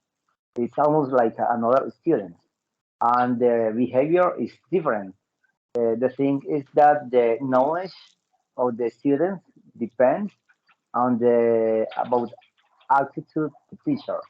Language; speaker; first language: English; non-native, learner; Spanish